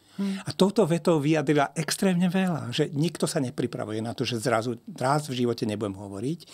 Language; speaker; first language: Slovak; non-native, local second language; Hungarian